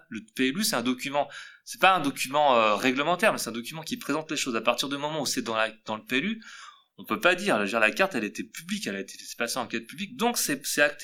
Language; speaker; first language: French; native; French